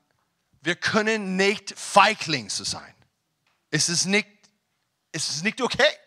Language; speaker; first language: German; non-native, learner; English